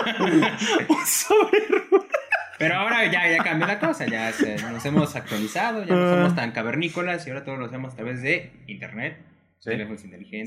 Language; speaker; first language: Spanish; native; Spanish